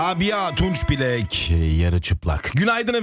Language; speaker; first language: Turkish; native; Turkish